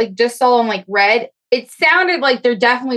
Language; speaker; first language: English; native; English